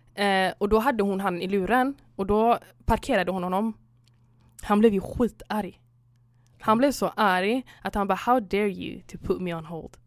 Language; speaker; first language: Swedish; early bilingual, other home language; Somali